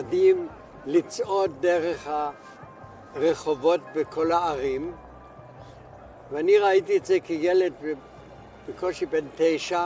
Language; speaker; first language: Hebrew; non-native, fluent; German